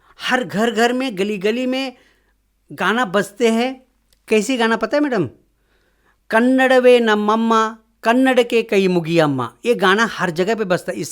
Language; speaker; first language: Hindi; non-native, local second language; Kannada